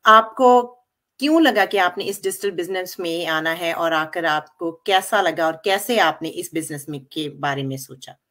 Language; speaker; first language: Hindi; non-native, local second language; Punjabi